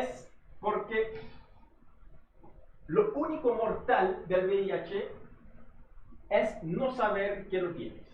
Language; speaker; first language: Spanish; non-native, fluent; Haitian Creole